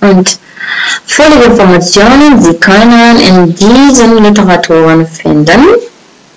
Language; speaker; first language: German; non-native, fluent; Uzbek